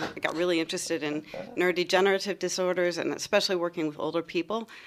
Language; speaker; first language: English; native; English